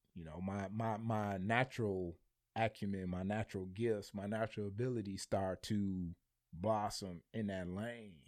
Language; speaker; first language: English; native; English